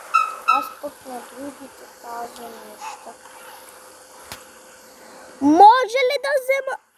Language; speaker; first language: Bulgarian; non-native, local second language; Turkish